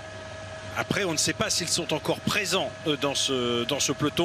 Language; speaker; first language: French; native; French